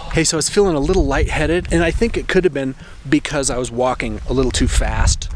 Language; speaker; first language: English; native; English